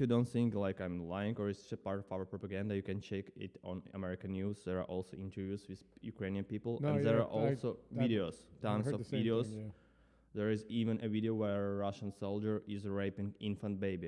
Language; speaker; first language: English; non-native, fluent; Ukrainian